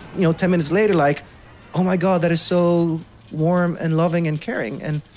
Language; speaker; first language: English; non-native, fluent; Dutch